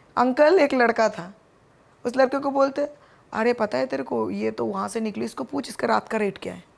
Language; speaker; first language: Hindi; non-native, local second language; Bangla